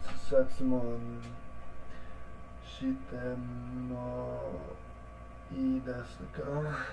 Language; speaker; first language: Japanese; non-native, learner; English